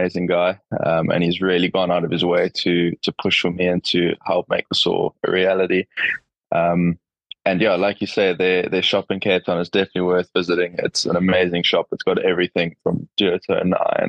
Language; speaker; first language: English; native; English